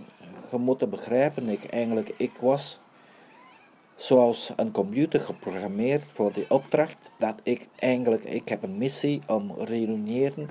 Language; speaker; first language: Dutch; early bilingual, other home language; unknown